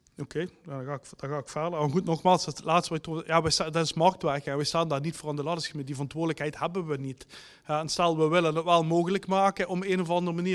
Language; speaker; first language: Dutch; native; Dutch